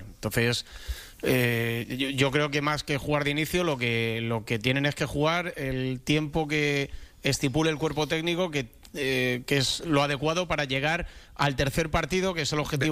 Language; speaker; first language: Spanish; native; Spanish